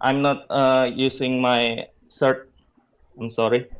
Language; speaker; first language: English; non-native, learner; Indonesian